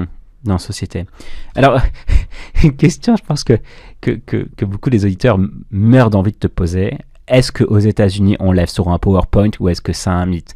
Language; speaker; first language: French; native; French